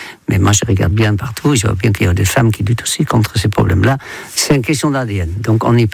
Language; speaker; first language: French; non-native, fluent; Dutch